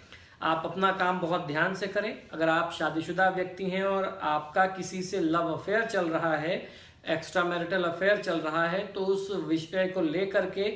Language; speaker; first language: Hindi; native; Hindi